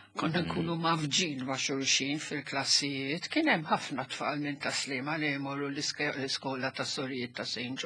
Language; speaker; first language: Maltese; non-native, local second language; Italian